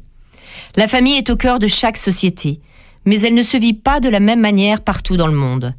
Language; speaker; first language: French; native; French